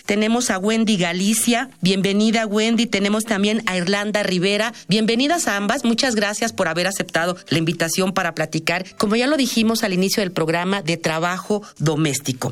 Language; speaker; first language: Spanish; native; Spanish